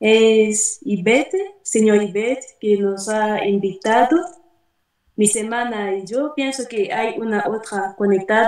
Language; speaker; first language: Spanish; non-native, fluent; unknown